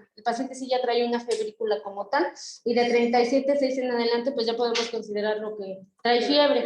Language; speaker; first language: Spanish; native; Spanish